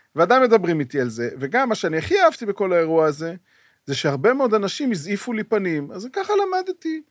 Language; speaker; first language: Hebrew; native; Hebrew